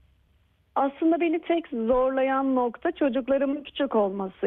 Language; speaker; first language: Turkish; native; Turkish